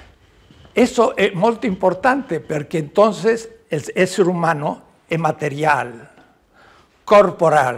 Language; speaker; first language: Italian; non-native, learner; Spanish